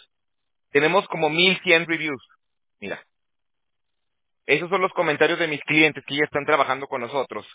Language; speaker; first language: Spanish; native; Spanish